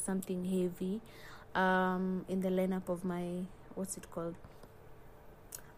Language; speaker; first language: English; non-native, local second language; Swahili